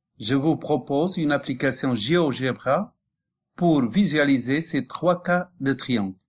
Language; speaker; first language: French; non-native, local second language; Arabic